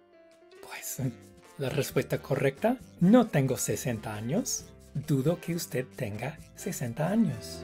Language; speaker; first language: Spanish; non-native, fluent; English